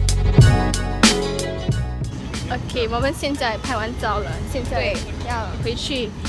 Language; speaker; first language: Chinese; non-native, local second language; English